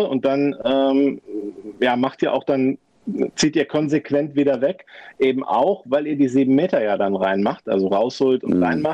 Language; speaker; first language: German; native; German